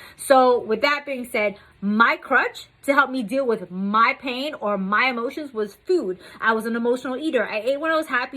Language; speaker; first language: English; native; English